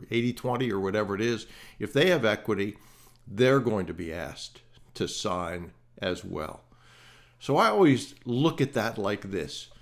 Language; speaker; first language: English; native; English